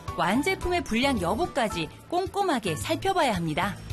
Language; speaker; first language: Korean; native; Korean